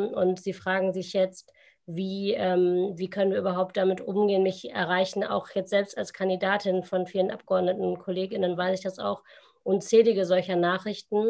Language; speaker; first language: German; native; German